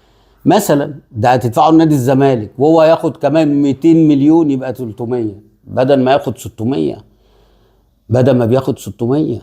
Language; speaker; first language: Arabic; native; Arabic